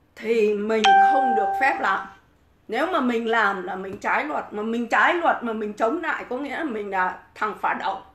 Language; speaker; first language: Vietnamese; native; Vietnamese